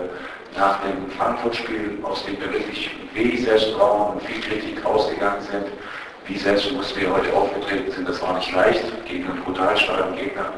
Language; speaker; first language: German; native; German